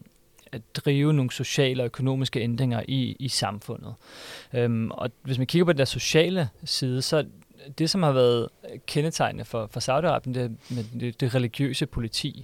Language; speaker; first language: Danish; native; Danish